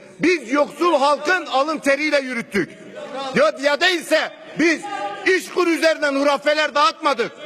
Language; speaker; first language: Turkish; non-native, local second language; Kurdish